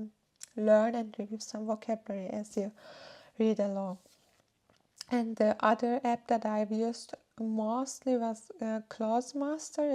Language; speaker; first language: English; non-native, fluent; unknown